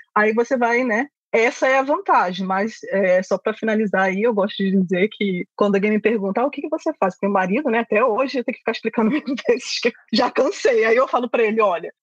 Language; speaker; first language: Portuguese; native; Portuguese